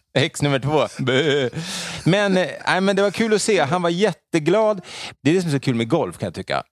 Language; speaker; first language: Swedish; native; Swedish